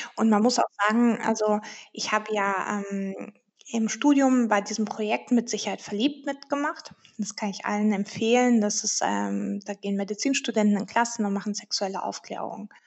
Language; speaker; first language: German; early bilingual, heritage; German